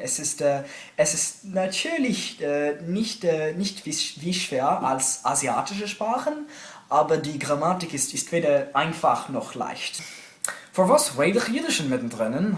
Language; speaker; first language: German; non-native, learner; English